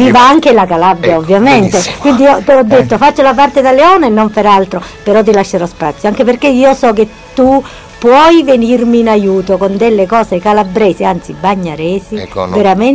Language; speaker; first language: Italian; native; Italian